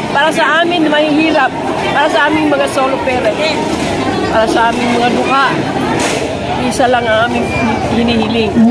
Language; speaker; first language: Filipino; native; Filipino